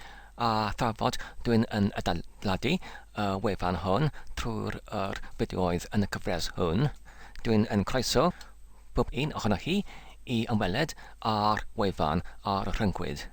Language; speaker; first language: Welsh; non-native, learner; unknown